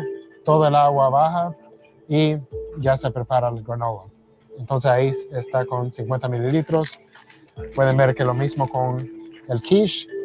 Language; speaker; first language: Spanish; early bilingual, heritage; Spanish